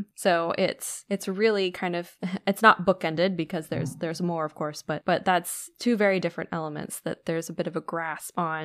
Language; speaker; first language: English; native; English